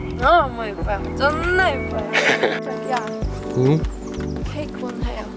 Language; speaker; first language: Korean; non-native, learner; Czech